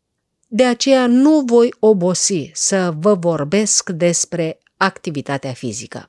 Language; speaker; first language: Romanian; native; Romanian